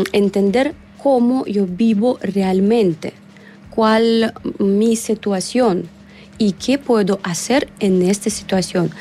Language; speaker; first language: Spanish; non-native, learner; Russian